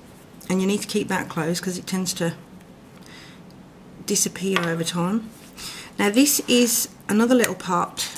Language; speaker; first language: English; native; English